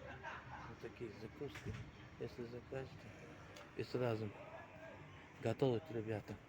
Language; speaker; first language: Russian; non-native, local second language; Uzbek